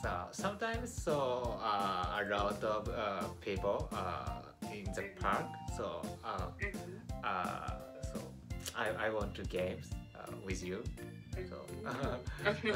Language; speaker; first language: English; non-native, learner; Japanese